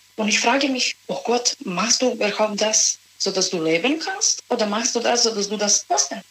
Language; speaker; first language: German; non-native, learner; Serbian